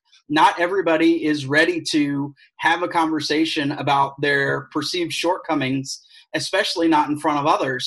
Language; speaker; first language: English; native; English